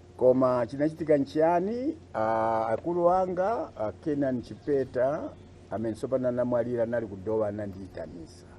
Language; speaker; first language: Nyanja; non-native, local second language; Tumbuka